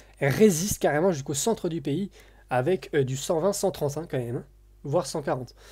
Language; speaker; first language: French; native; French